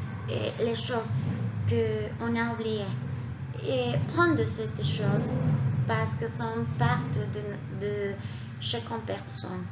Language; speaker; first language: French; non-native, learner; Spanish